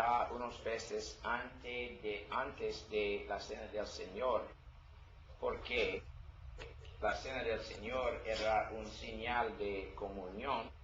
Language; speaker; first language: Spanish; non-native, learner; English